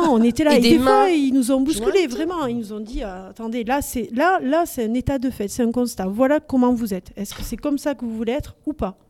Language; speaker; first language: French; native; French